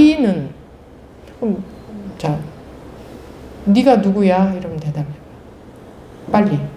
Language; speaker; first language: Korean; native; Korean